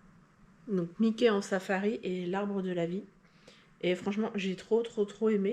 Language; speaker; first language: French; native; French